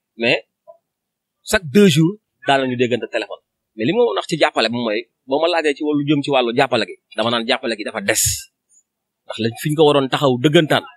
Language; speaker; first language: Wolof; native; Wolof